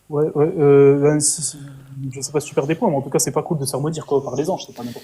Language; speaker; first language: French; native; French